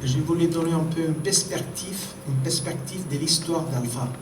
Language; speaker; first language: French; non-native, fluent; Spanish